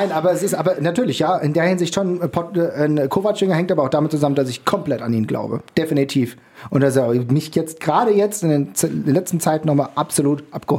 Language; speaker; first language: German; native; German